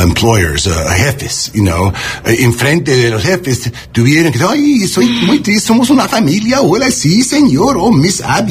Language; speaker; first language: Spanish; non-native, learner; English